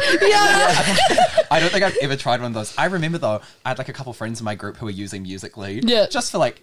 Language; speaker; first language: English; native; English